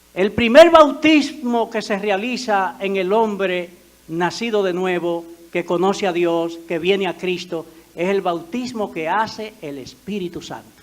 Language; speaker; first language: Spanish; native; Spanish